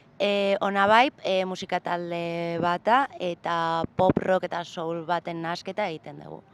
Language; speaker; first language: Basque; non-native, local second language; Spanish